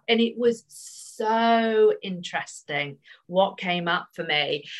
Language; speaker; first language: English; native; English